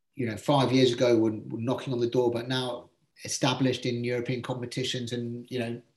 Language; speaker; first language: English; native; English